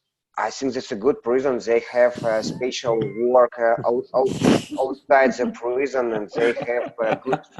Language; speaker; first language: English; non-native, learner; Russian